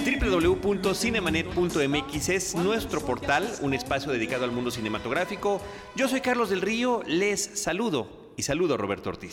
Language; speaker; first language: Spanish; native; Spanish